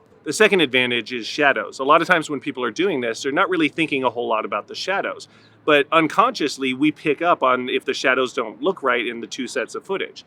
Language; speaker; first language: English; native; English